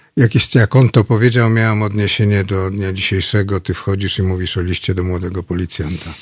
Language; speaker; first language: Polish; native; Polish